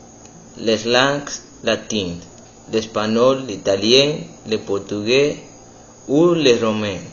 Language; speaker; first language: French; non-native, learner; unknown